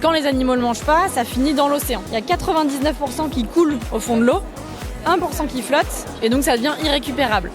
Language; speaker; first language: French; native; French